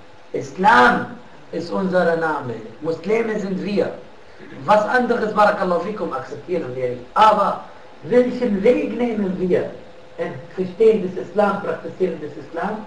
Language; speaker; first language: German; non-native, fluent; Arabic